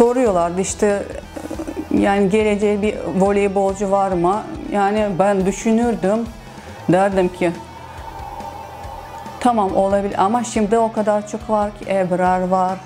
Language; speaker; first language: Turkish; non-native, fluent; Russian